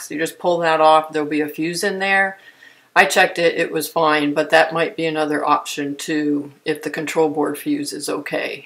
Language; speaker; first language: English; native; English